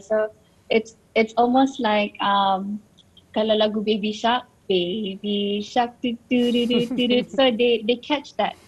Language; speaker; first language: English; non-native, local second language; Malay